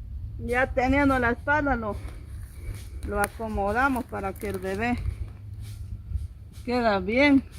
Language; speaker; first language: Spanish; native; Spanish